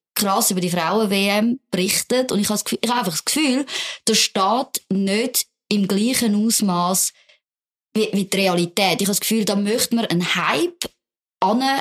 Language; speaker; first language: German; native; German